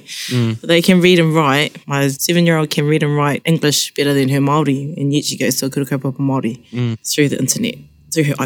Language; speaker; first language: English; non-native, local second language; Māori